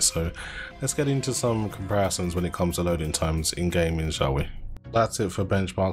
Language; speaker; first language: English; native; English